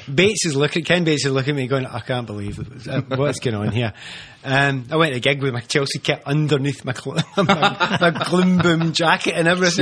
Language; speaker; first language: English; native; English